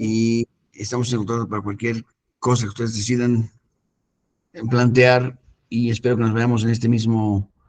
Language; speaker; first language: Spanish; native; Spanish